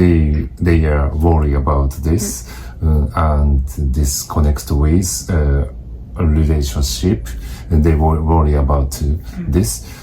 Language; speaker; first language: English; non-native, learner; Japanese